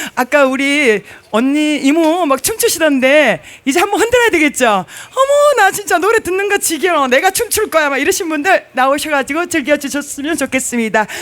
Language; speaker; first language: Korean; native; Korean